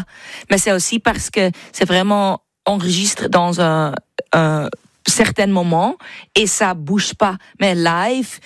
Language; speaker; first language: French; non-native, learner; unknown